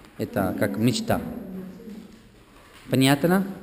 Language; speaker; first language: Russian; non-native, learner; Italian